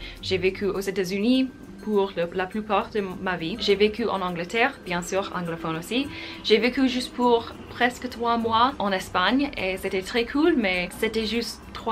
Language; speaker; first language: French; non-native, fluent; English